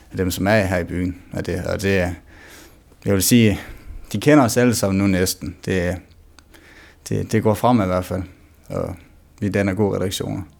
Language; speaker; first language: Danish; native; Danish